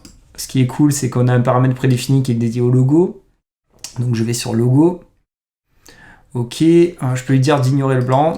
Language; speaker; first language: French; native; French